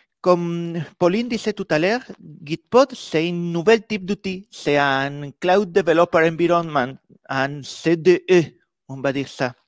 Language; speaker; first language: French; non-native, fluent; Spanish